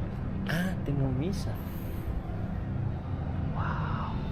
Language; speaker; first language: Portuguese; non-native, learner; Indonesian